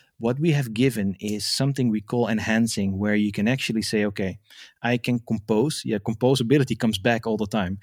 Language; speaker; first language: English; non-native, fluent; Dutch